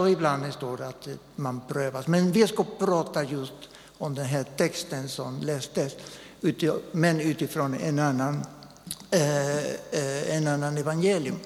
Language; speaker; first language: Swedish; non-native, fluent; Spanish